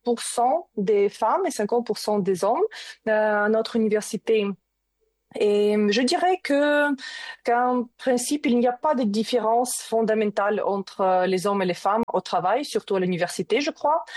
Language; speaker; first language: French; non-native, learner; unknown